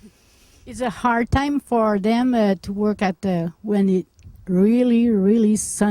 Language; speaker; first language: English; non-native, local second language; French